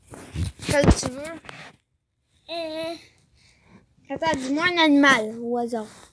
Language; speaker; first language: French; native; French